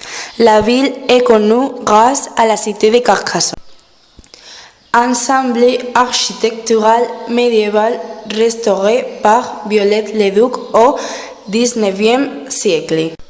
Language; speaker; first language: French; non-native, learner; Spanish